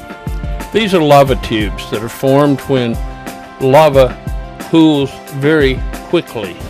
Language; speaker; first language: English; native; English